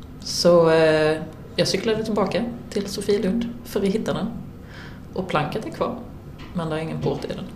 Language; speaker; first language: Swedish; native; Swedish